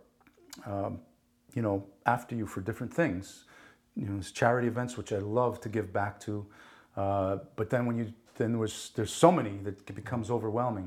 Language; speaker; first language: English; early bilingual, other home language; Italian